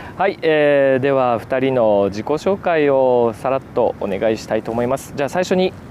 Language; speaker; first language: Japanese; native; Japanese